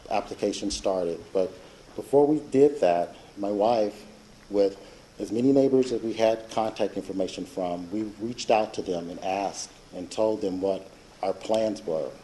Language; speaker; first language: English; native; English